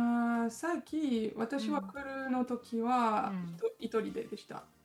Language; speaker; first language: Japanese; non-native, learner; French